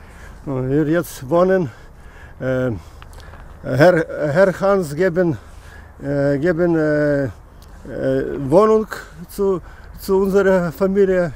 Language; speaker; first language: German; non-native, learner; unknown